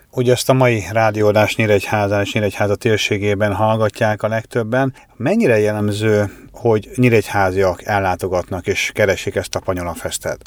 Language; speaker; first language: Hungarian; native; Hungarian